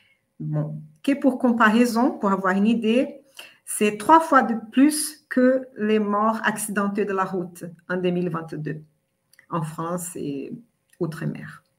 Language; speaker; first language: French; non-native, fluent; Portuguese